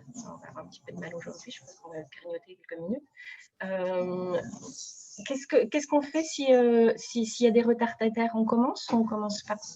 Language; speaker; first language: French; native; French